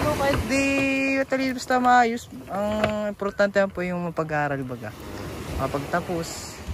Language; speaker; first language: Filipino; native; Filipino